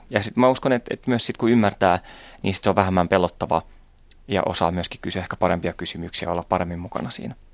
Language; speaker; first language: Finnish; native; Finnish